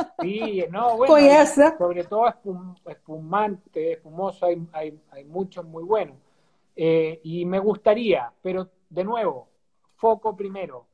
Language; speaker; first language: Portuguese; non-native, learner; Spanish